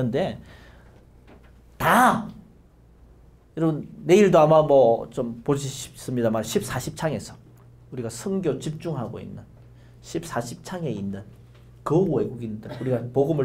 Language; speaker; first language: Korean; native; Korean